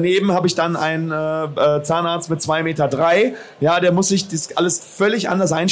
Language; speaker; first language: German; native; German